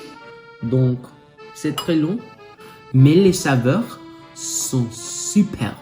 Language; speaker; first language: French; non-native, learner; English